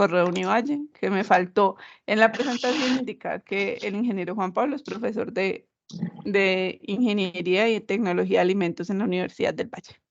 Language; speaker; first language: Spanish; native; Spanish